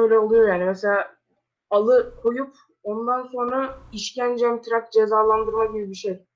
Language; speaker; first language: Turkish; native; Turkish